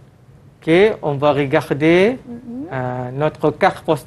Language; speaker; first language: French; non-native, fluent; Malay